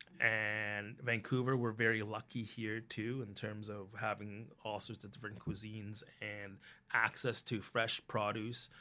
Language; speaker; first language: English; early bilingual, other home language; Cantonese